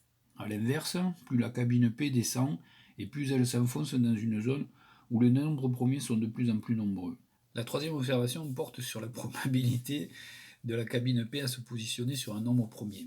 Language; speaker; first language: French; native; French